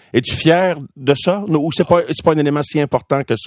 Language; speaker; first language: French; native; French